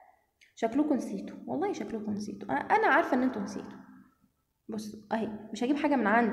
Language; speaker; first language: Arabic; native; Arabic